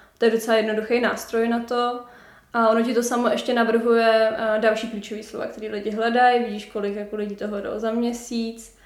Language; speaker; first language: Czech; native; Czech